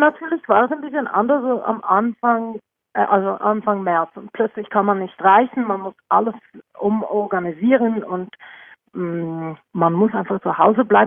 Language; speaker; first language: German; non-native, fluent; Norwegian